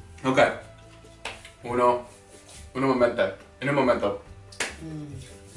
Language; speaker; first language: Spanish; non-native, learner; English